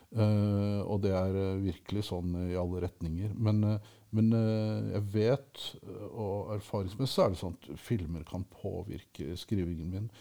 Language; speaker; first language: Norwegian; native; Norwegian